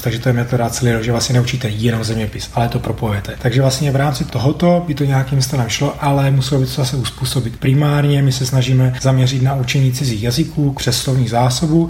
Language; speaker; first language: Czech; native; Czech